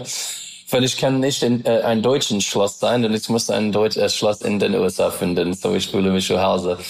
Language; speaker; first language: German; non-native, learner; English